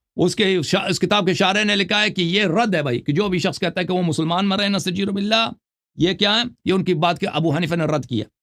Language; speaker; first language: Urdu; non-native, fluent; Persian